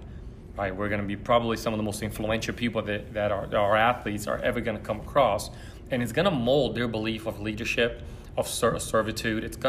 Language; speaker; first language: English; early bilingual, other home language; Portuguese